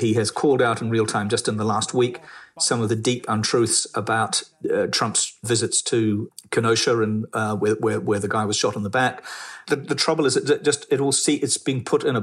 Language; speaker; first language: English; native; English